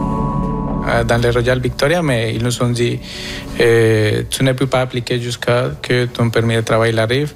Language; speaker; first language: French; non-native, fluent; Spanish